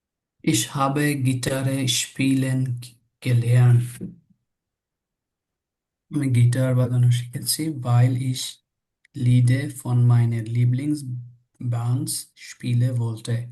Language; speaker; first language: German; non-native, learner; Bangla